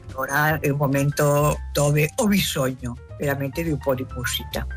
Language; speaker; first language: Italian; non-native, learner; Spanish